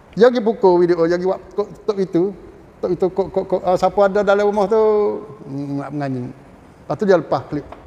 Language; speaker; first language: Malay; native; Malay